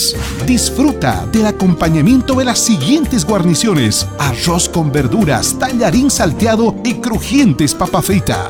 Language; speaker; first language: Spanish; native; Spanish